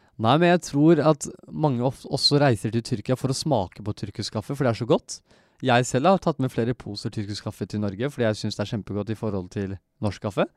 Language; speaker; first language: Norwegian; early bilingual, other home language; Turkish